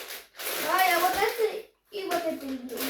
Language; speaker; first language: Russian; early bilingual, other home language; Armenian